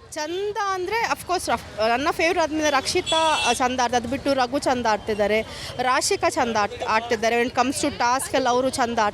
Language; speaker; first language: Kannada; non-native, local second language; Tulu